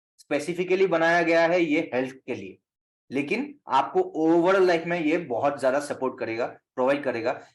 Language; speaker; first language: Hindi; non-native, local second language; Assamese